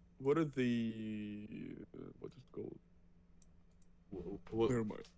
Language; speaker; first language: English; non-native, learner; Russian